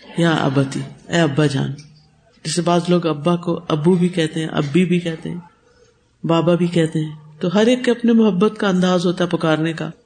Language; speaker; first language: Urdu; non-native, local second language; Punjabi